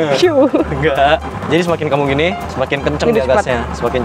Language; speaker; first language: Indonesian; native; Indonesian